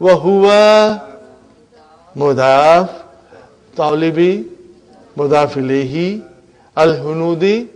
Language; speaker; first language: Arabic; non-native, fluent; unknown